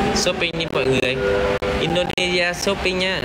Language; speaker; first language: Indonesian; non-native, learner; Vietnamese